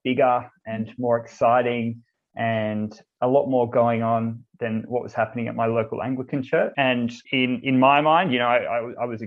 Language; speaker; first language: English; native; English